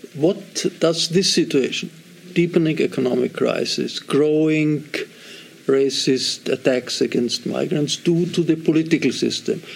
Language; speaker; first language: English; non-native, fluent; German